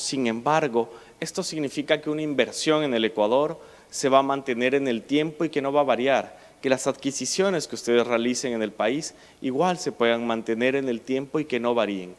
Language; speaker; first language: Spanish; native; Spanish